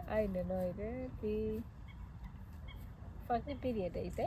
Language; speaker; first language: Turkish; non-native, fluent; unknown